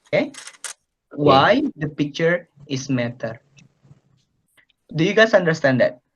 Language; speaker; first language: English; non-native, fluent; Indonesian